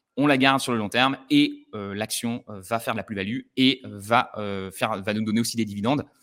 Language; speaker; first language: French; native; French